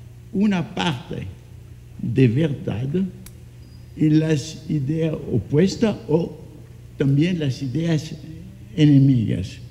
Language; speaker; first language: Spanish; non-native, fluent; French